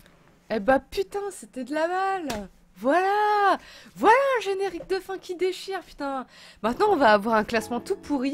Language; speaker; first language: French; native; French